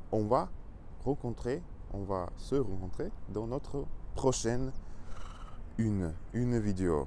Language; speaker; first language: French; non-native, learner; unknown